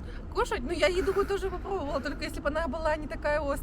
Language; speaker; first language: Russian; native; Russian